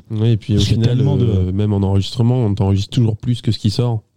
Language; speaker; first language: French; early bilingual, other home language; Italian